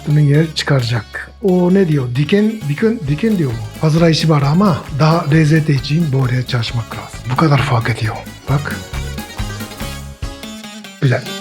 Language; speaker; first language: Turkish; non-native, learner; Japanese